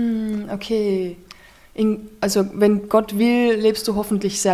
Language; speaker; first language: German; native; German